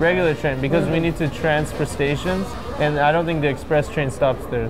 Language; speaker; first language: English; native; English